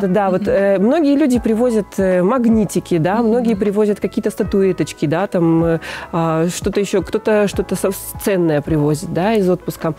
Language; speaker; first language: Russian; native; Russian